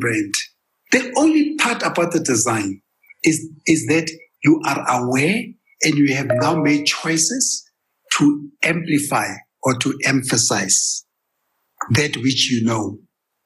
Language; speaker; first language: English; non-native, local second language; Tswana